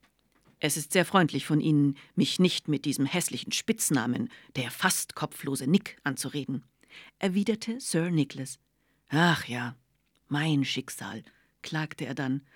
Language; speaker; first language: German; native; German